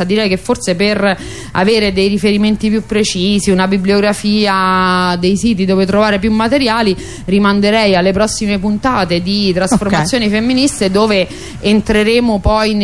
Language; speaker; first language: Italian; native; Italian